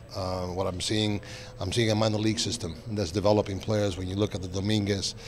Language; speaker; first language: English; native; English